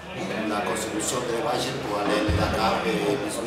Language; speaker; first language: French; non-native, learner; Catalan